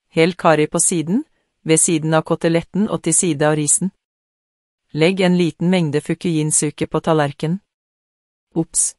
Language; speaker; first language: Norwegian; non-native, learner; Vietnamese